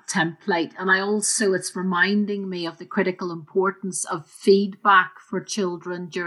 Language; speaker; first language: English; native; English